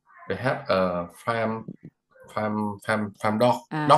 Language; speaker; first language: English; non-native, learner; Vietnamese